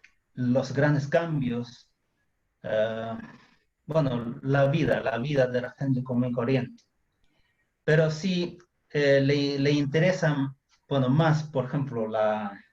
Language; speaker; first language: Spanish; non-native, fluent; Chinese